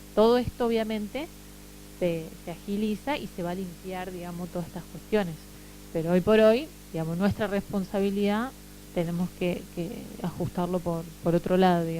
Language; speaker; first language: Spanish; native; Spanish